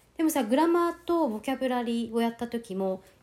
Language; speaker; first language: Japanese; native; Japanese